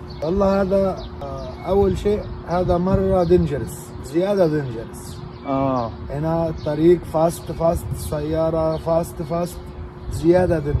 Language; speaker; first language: Arabic; non-native, learner; Bangla